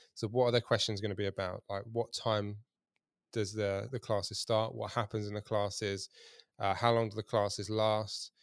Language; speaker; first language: English; native; English